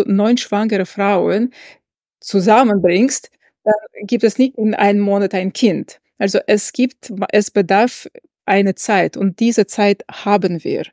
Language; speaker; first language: German; non-native, fluent; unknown